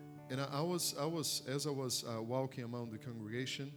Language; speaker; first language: English; non-native, fluent; Portuguese